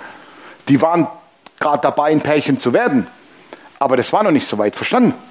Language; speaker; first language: German; native; German